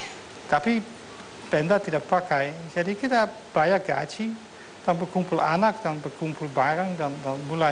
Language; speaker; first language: Indonesian; non-native, fluent; Dutch